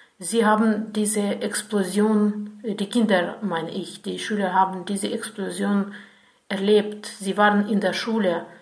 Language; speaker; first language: German; non-native, fluent; Russian